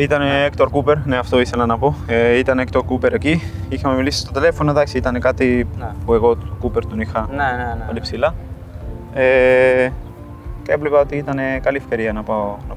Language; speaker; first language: Greek; non-native, fluent; Spanish